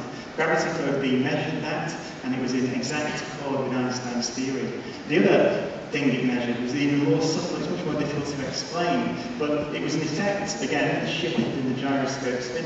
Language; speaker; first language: English; native; English